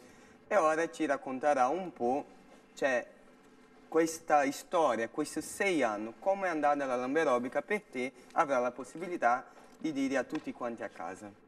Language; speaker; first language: Italian; non-native, fluent; Portuguese